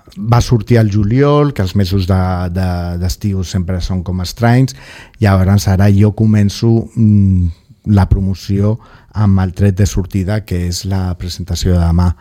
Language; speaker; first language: Catalan; non-native, local second language; Spanish